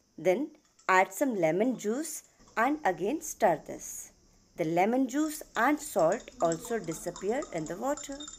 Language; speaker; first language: English; non-native, local second language; Hindi